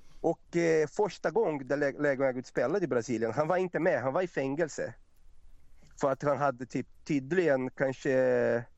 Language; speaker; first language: Swedish; non-native, fluent; Portuguese